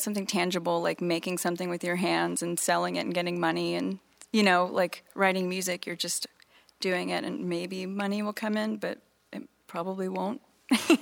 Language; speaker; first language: English; native; English